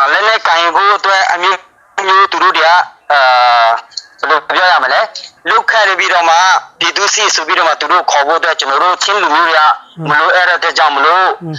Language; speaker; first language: Burmese; non-native, local second language; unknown